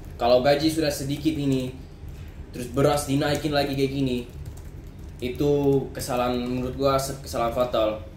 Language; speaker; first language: Indonesian; early bilingual, other home language; Dutch